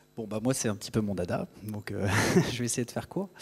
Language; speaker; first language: French; native; French